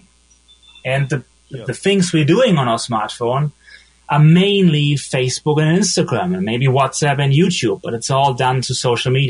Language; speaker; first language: English; non-native, fluent; German